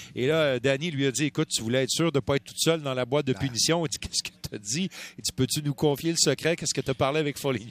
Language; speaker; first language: French; native; French